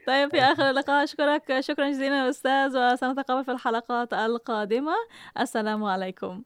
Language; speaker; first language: Arabic; non-native, fluent; Malay